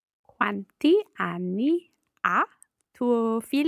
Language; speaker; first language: Italian; non-native, learner; English